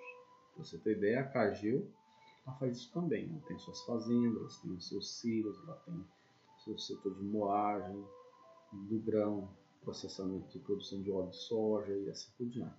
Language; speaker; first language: Portuguese; native; Portuguese